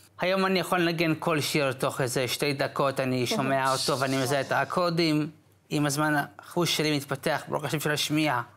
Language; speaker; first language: Hebrew; early bilingual, other home language; English